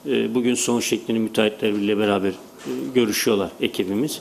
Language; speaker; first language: Turkish; native; Turkish